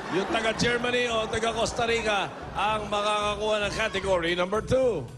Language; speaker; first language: Filipino; native; Filipino